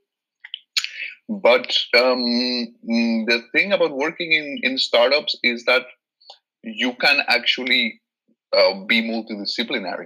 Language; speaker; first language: English; non-native, fluent; Catalan